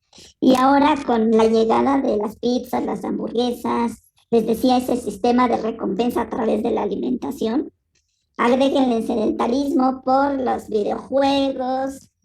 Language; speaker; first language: Spanish; native; Spanish